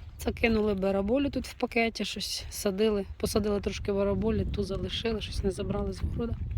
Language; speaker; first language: Ukrainian; native; Ukrainian